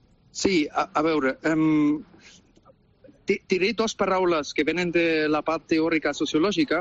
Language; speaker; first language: Catalan; non-native, fluent; German